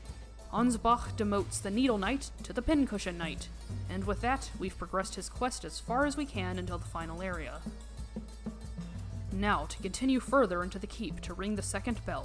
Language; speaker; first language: English; native; English